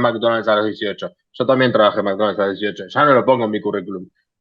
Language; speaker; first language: Spanish; native; Spanish